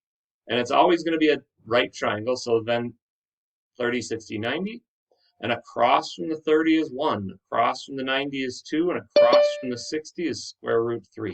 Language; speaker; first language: English; native; English